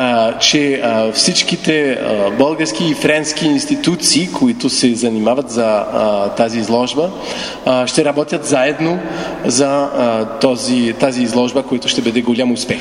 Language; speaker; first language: Bulgarian; non-native, fluent; French